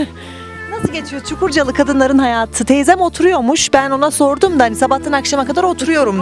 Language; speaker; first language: Turkish; native; Turkish